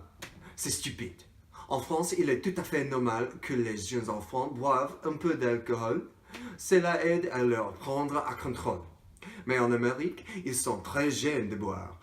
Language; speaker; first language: French; non-native, learner; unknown